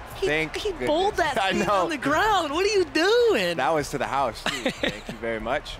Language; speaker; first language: English; native; English